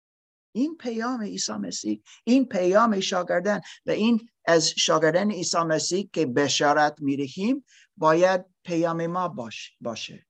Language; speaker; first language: Persian; non-native, learner; English